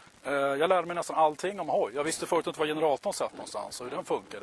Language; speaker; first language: Swedish; native; Swedish